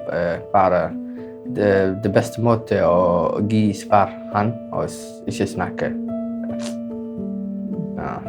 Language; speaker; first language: Norwegian; non-native, learner; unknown